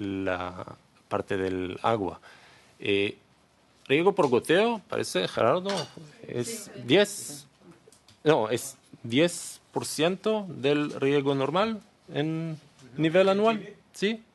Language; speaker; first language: Spanish; non-native, learner; Hebrew